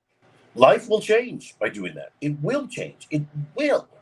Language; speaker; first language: English; native; English